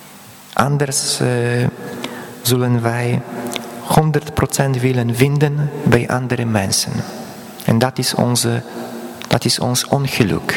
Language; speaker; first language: Dutch; non-native, fluent; Polish